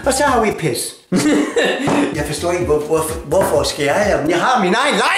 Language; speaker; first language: Danish; non-native, fluent; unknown